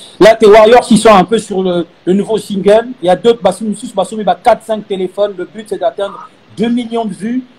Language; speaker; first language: French; non-native, local second language; Lingala